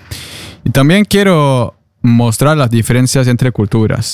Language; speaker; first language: Spanish; non-native, fluent; Norwegian